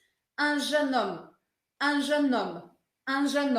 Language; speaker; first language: French; non-native, fluent; Portuguese